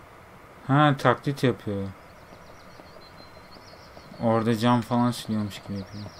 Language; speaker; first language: Turkish; native; Turkish